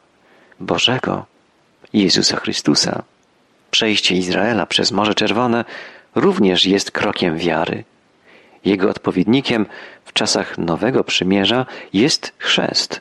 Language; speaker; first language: Polish; native; Polish